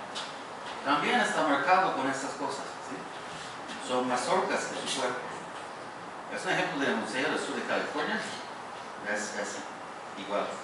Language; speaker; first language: Spanish; non-native, fluent; English